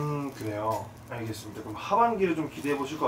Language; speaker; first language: Korean; native; Korean